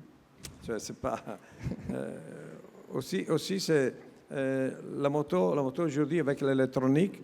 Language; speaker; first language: French; non-native, learner; Italian